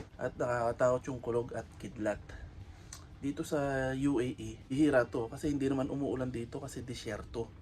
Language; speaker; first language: Filipino; native; Filipino